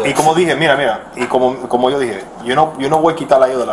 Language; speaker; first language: Spanish; early bilingual, heritage; Spanish